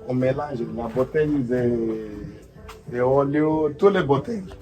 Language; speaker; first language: French; non-native, learner; Portuguese